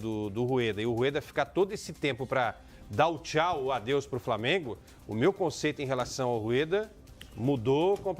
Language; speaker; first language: Portuguese; native; Portuguese